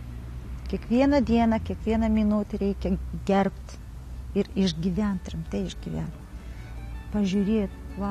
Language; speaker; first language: Lithuanian; non-native, learner; Kazakh